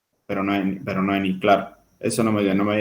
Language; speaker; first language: Spanish; native; Spanish